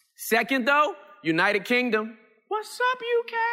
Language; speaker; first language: English; early bilingual, other home language; Yoruba